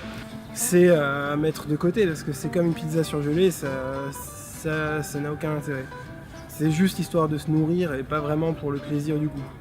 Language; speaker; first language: French; native; French